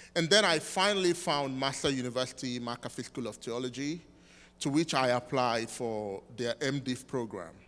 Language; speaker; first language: English; non-native, local second language; Igbo